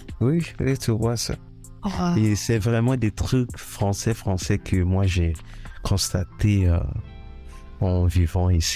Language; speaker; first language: French; non-native, fluent; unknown